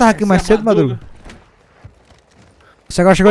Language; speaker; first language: Portuguese; native; Portuguese